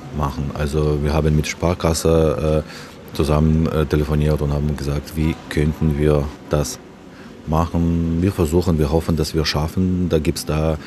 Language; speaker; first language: German; non-native, learner; Ukrainian